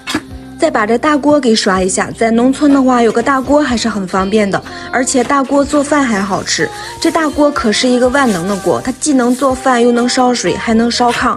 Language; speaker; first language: Chinese; native; Chinese